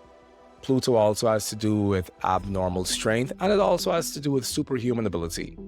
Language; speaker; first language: English; native; English